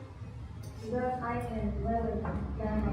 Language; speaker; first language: English; non-native, learner; Chinese